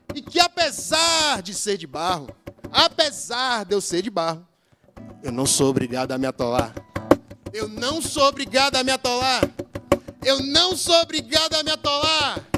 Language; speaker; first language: Portuguese; native; Portuguese